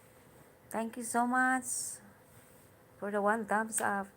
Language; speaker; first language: English; non-native, learner; Hiligaynon